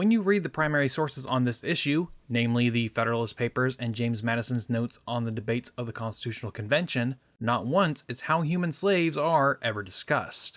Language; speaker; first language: English; native; English